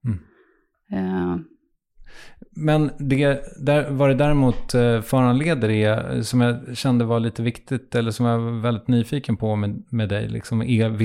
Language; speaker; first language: Swedish; native; Swedish